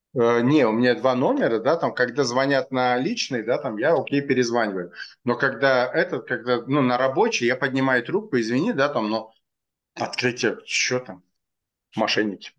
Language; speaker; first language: Russian; non-native, local second language; Tajik